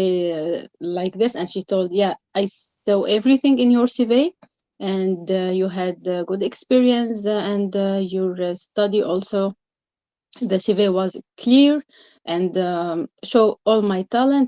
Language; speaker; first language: English; non-native, learner; Arabic